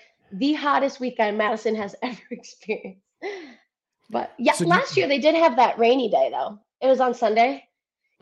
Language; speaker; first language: English; early bilingual, other home language; Spanish